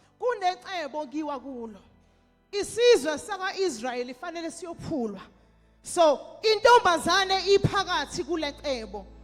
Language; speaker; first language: Zulu; native; Zulu